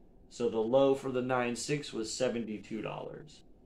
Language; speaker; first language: English; native; English